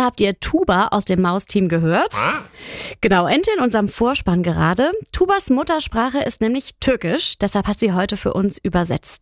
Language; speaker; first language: German; native; German